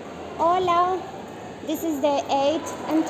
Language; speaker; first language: English; non-native, learner; Spanish